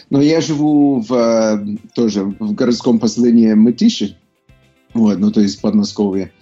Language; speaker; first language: Russian; non-native, fluent; English